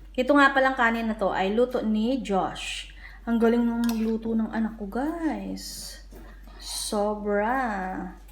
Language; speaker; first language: Filipino; non-native, local second language; Cebuano